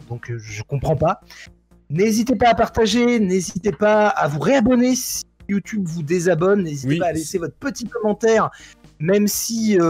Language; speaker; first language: French; native; French